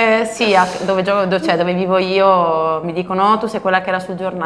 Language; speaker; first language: Italian; native; Italian